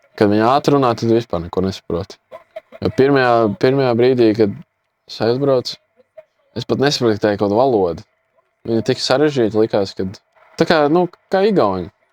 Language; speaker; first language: Latvian; native; Latvian